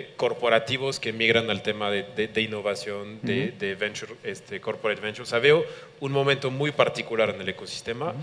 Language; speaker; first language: Spanish; non-native, fluent; French